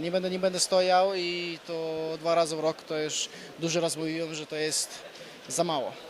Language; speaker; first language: Polish; non-native, fluent; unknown